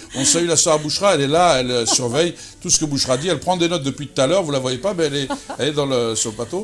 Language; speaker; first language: French; native; French